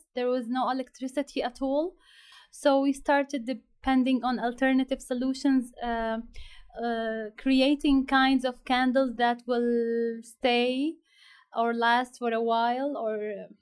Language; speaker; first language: English; non-native, fluent; Arabic